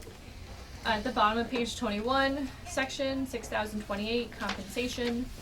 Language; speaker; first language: English; native; English